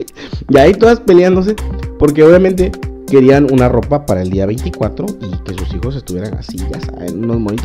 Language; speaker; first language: Spanish; native; Spanish